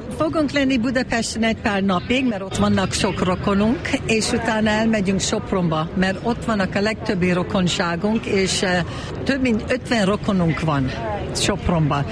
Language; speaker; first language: Hungarian; early bilingual, heritage; Hungarian